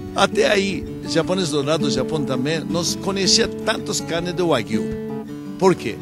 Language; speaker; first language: Portuguese; non-native, learner; Japanese